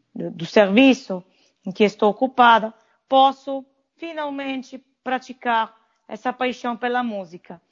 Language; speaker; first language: Portuguese; non-native, fluent; Italian